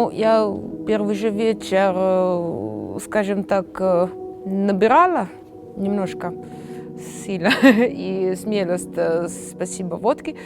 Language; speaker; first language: Russian; non-native, fluent; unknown